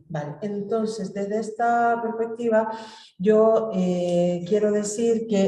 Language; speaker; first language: Spanish; native; Spanish